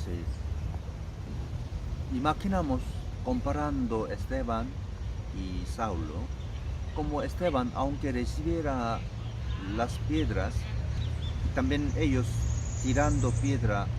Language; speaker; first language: Spanish; non-native, learner; Korean